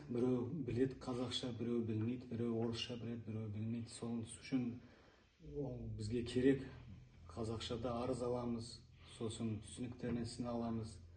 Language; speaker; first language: Kazakh; non-native, local second language; Turkish